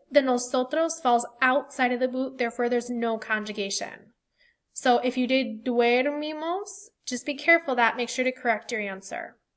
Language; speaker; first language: English; native; English